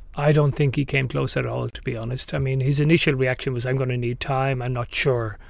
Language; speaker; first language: English; native; English